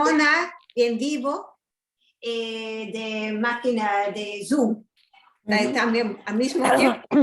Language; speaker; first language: Spanish; non-native, learner; English